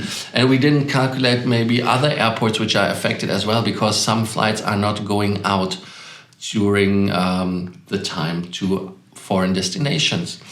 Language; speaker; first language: English; non-native, fluent; German